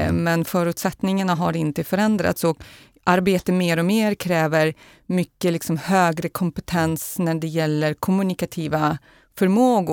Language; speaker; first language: Swedish; non-native, fluent; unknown